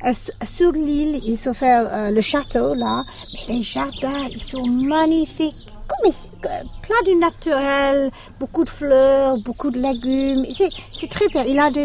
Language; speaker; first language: French; non-native, fluent; English